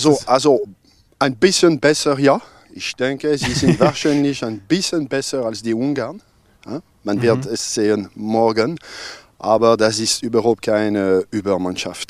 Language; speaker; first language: German; non-native, local second language; French